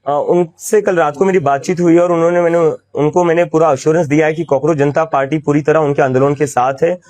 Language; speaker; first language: Hindi; non-native, local second language; Marathi